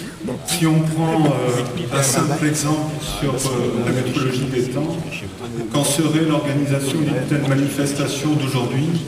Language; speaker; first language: French; native; French